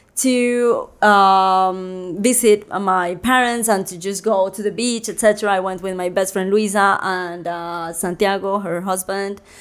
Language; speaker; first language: English; non-native, fluent; Spanish